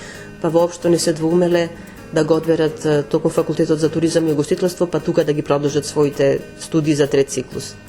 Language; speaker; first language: Macedonian; native; Macedonian